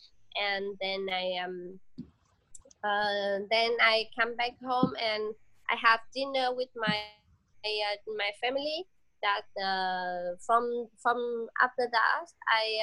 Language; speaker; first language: English; non-native, learner; Vietnamese